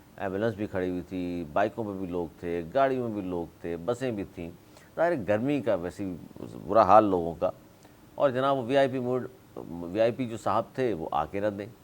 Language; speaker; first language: Urdu; native; Urdu